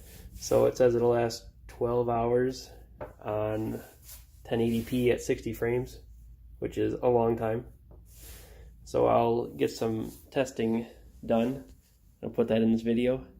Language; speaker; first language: English; native; English